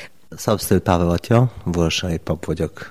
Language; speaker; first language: Hungarian; non-native, learner; Polish